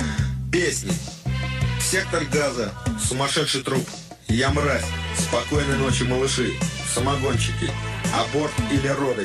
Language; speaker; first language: Russian; native; Russian